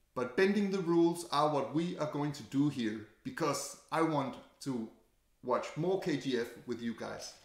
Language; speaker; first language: English; non-native, fluent; Danish